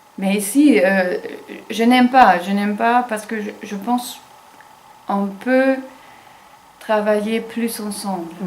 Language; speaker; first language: French; non-native, fluent; German